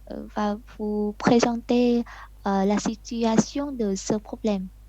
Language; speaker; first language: French; non-native, learner; Vietnamese